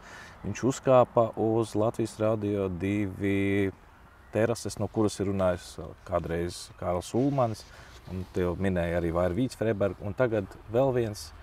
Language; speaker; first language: Latvian; native; Latvian